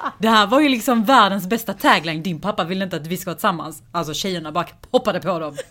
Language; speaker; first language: Swedish; early bilingual, other home language; Persian